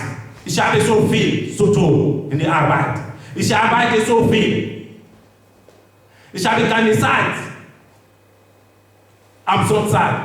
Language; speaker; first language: German; non-native, learner; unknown